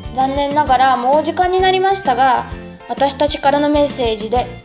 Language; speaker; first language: Japanese; non-native, fluent; Bulgarian